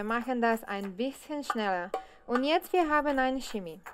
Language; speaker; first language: German; non-native, learner; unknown